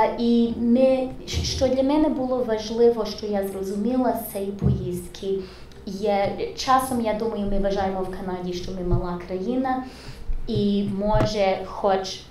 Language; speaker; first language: Ukrainian; early bilingual, heritage; English